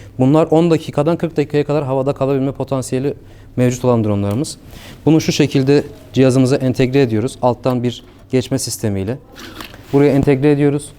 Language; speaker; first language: Turkish; native; Turkish